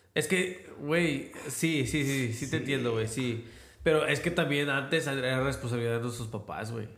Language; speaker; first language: Spanish; native; Spanish